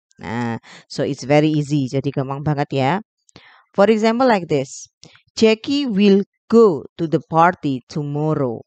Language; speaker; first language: English; non-native, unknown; Indonesian